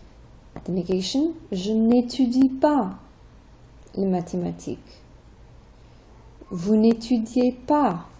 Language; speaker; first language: French; non-native, fluent; English